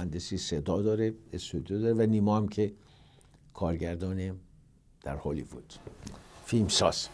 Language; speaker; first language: Persian; native; Persian